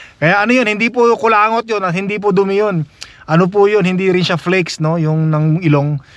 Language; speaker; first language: Filipino; native; Filipino